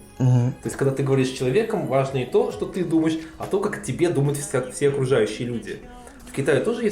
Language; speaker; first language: Russian; native; Russian